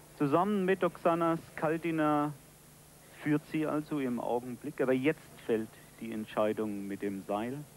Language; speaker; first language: German; native; German